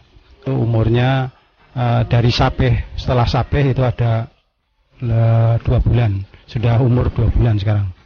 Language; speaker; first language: Indonesian; non-native, local second language; Javanese